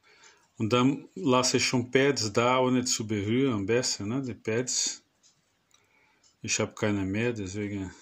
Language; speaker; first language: German; non-native, fluent; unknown